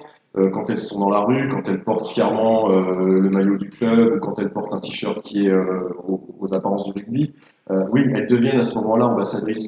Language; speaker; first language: French; native; French